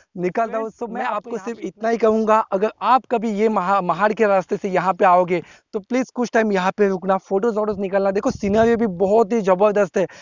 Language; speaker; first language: Hindi; non-native, local second language; Marathi